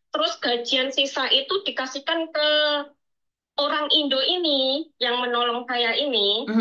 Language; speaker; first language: Indonesian; native; Indonesian